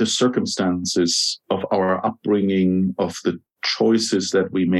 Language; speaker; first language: English; non-native, fluent; German